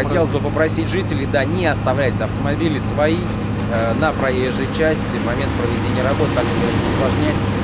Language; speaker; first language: Russian; native; Russian